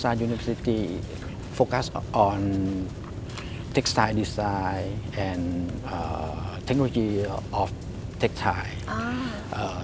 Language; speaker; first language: English; non-native, learner; Thai